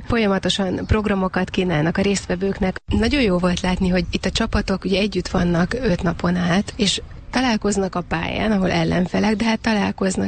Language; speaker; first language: Hungarian; native; Hungarian